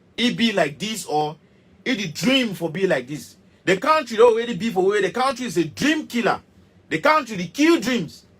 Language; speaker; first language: Nigerian Pidgin; native; Nigerian Pidgin